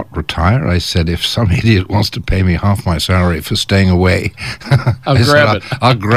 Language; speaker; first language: English; native; English